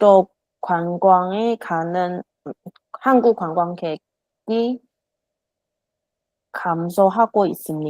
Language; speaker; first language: Korean; non-native, learner; Chinese